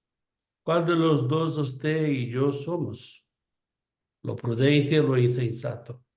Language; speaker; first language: Spanish; non-native, fluent; Portuguese